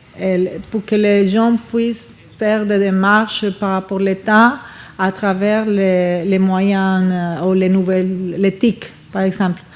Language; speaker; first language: French; non-native, fluent; Spanish